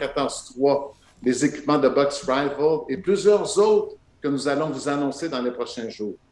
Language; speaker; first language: French; native; French